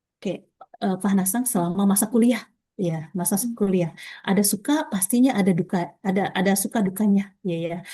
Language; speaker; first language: Indonesian; native; Indonesian